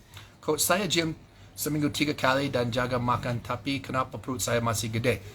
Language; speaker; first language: Indonesian; non-native, fluent; English